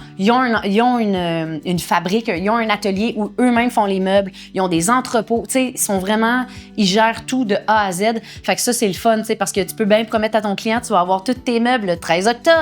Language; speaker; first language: French; native; French